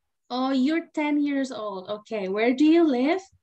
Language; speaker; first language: English; non-native, fluent; Indonesian